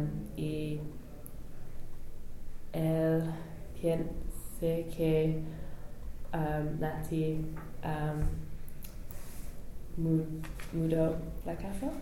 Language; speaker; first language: Spanish; non-native, learner; English